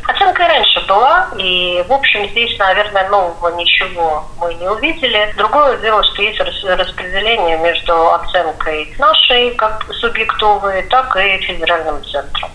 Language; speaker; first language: Russian; native; Russian